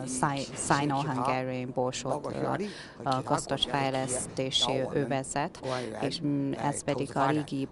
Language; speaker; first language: Hungarian; non-native, learner; Chinese